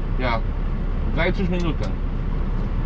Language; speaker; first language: German; non-native, learner; Polish